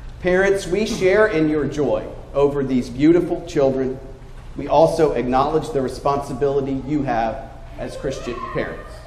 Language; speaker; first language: English; native; English